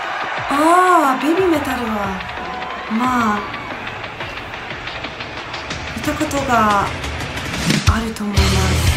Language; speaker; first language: Japanese; non-native, fluent; Hungarian